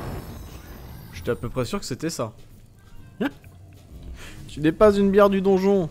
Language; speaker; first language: French; native; French